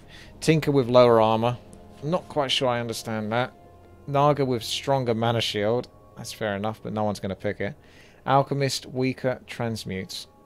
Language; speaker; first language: English; native; English